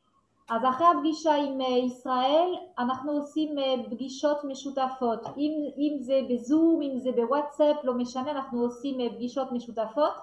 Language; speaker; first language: Hebrew; non-native, fluent; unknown